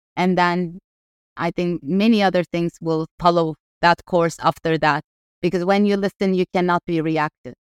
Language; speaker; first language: English; non-native, fluent; Turkish